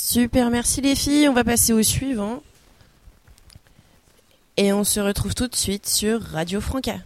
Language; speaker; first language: French; native; French